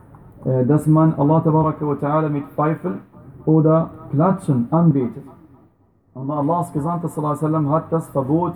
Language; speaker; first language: German; non-native, fluent; Arabic